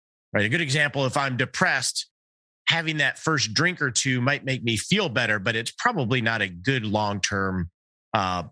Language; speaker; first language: English; native; English